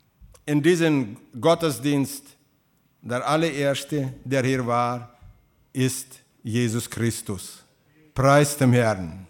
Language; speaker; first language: German; non-native, fluent; Russian